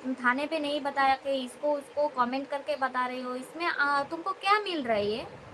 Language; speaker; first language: Hindi; non-native, local second language; Bangla